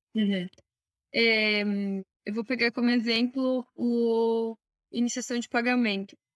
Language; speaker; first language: Portuguese; native; Portuguese